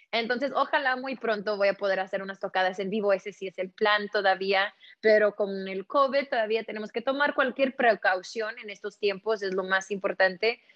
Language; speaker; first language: Spanish; early bilingual, heritage; Spanish